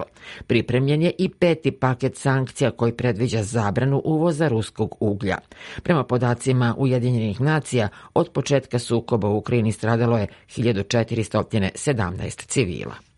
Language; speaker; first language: Serbian; native; Serbian